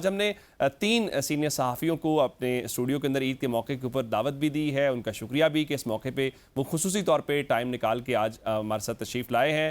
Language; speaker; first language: Urdu; native; Urdu